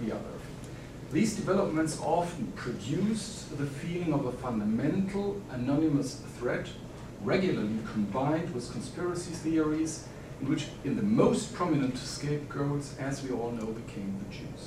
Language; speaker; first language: English; non-native, fluent; German